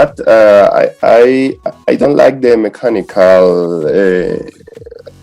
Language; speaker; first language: English; non-native, learner; Spanish